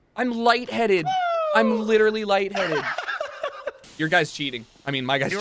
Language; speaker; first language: English; native; English